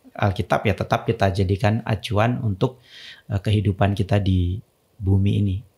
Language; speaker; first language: Indonesian; native; Indonesian